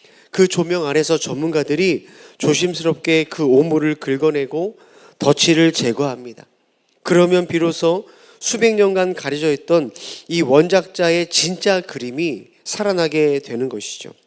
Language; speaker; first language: Korean; native; Korean